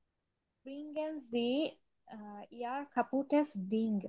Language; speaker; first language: German; non-native, learner; Bangla